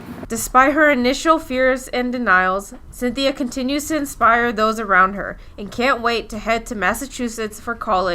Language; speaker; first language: English; native; English